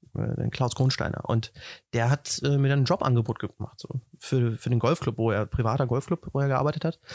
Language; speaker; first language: German; native; German